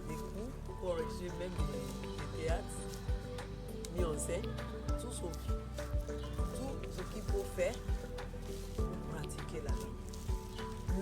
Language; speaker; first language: French; non-native, fluent; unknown